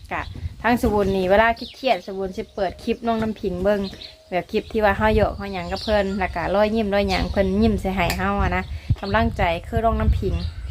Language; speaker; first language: Thai; native; Thai